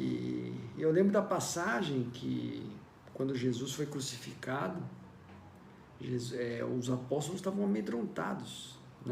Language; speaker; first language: Portuguese; native; Portuguese